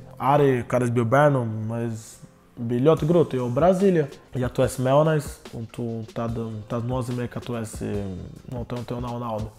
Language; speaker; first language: Latvian; non-native, learner; Portuguese